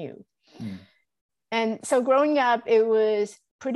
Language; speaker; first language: English; non-native, fluent; Chinese